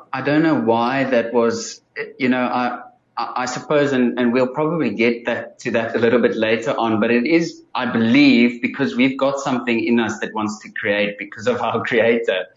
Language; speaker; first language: English; non-native, local second language; Afrikaans